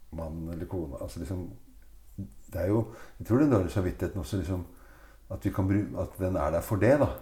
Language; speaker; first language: Norwegian; native; Norwegian